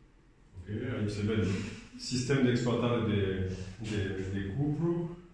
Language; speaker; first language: Romanian; non-native, learner; French